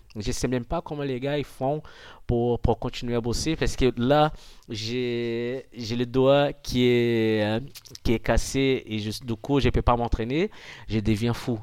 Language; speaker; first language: French; non-native, fluent; Portuguese